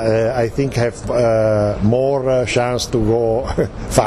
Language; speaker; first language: English; non-native, learner; Italian